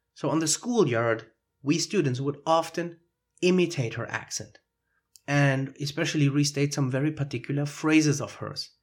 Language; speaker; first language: English; non-native, fluent; German